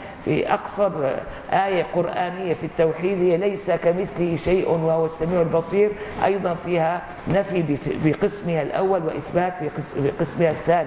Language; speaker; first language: Arabic; native; Arabic